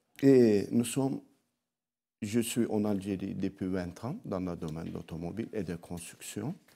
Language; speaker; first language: French; non-native, local second language; Arabic